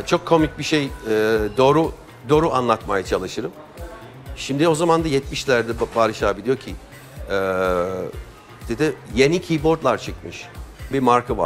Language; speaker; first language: Turkish; non-native, fluent; English